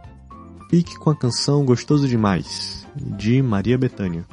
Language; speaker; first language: Portuguese; native; Portuguese